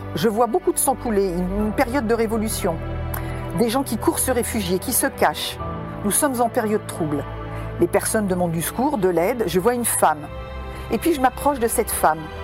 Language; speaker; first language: French; native; French